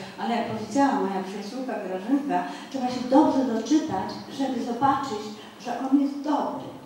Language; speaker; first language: Polish; native; Polish